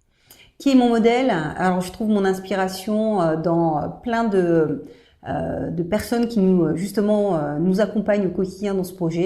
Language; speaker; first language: French; native; French